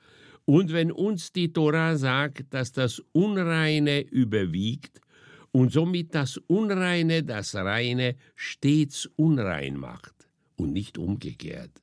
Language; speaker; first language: German; native; German